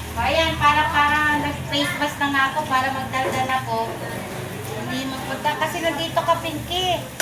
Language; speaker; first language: Filipino; native; Filipino